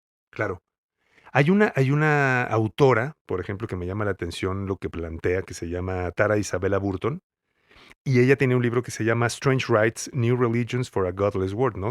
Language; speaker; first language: Spanish; native; Spanish